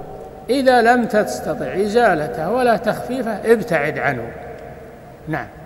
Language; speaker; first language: Arabic; native; Arabic